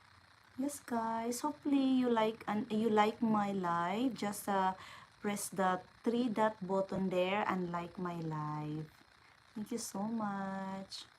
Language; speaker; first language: English; non-native, local second language; Filipino